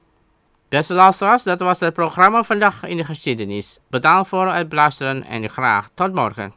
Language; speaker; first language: Dutch; non-native, learner; Indonesian